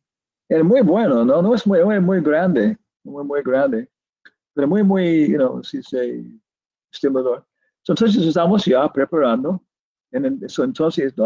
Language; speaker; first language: Spanish; non-native, learner; English